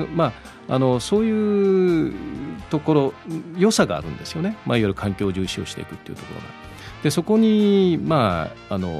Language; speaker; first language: Japanese; native; Japanese